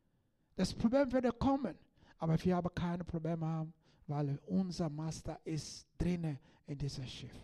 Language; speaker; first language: German; non-native, learner; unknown